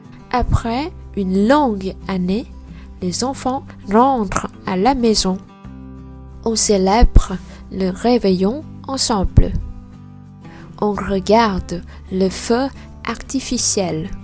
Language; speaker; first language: French; non-native, learner; Vietnamese